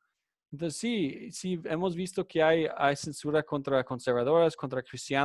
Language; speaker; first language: Spanish; non-native, fluent; English